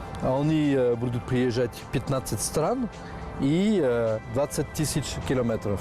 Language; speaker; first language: Russian; non-native, fluent; French